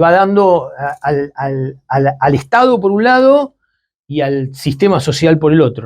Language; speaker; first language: Spanish; native; Spanish